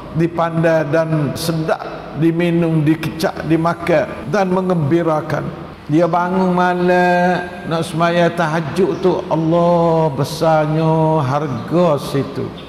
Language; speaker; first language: Malay; native; Malay